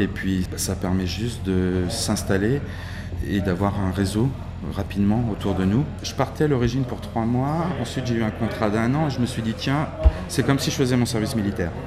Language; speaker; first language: French; native; French